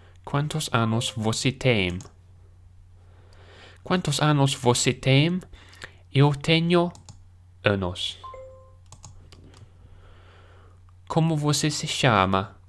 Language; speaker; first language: Portuguese; non-native, learner; English